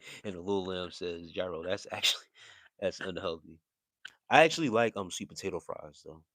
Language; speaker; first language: English; native; English